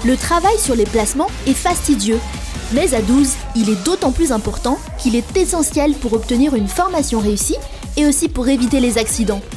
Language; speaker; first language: French; native; French